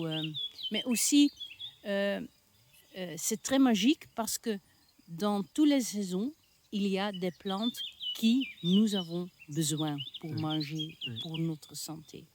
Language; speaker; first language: French; non-native, learner; Dutch